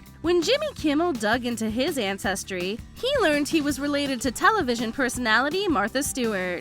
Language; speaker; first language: English; native; English